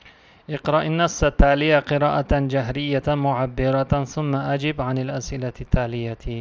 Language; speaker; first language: Arabic; non-native, fluent; Uzbek